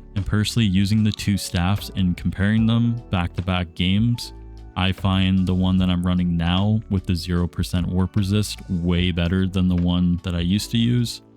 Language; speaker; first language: English; native; English